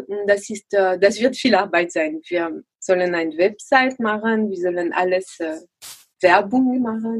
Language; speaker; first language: German; non-native, learner; French